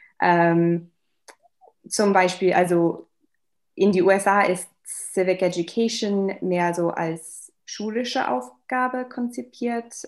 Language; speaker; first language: German; non-native, fluent; English